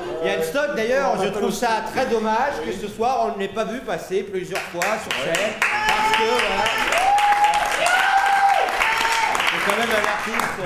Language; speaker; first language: French; native; French